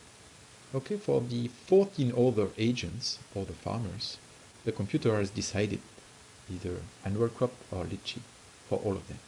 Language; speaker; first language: English; non-native, fluent; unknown